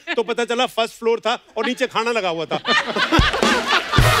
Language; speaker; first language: Hindi; native; Hindi